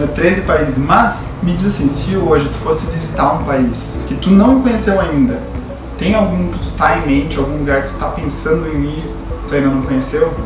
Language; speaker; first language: Portuguese; native; Portuguese